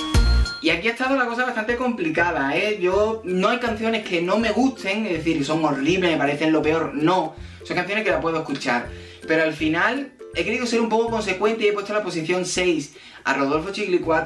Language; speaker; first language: Spanish; native; Spanish